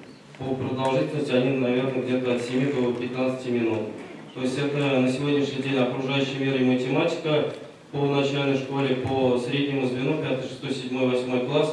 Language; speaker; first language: Russian; non-native, local second language; Tatar